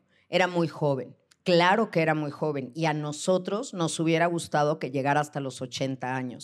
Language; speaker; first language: Spanish; native; Spanish